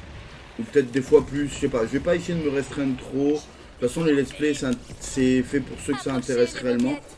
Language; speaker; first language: French; native; French